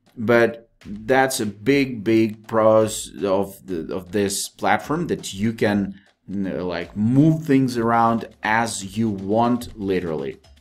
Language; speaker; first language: English; non-native, fluent; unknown